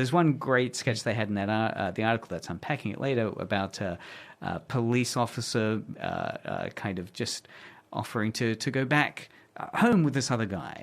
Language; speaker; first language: English; native; English